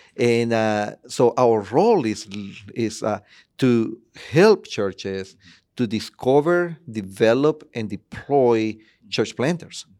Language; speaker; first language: English; non-native, fluent; Spanish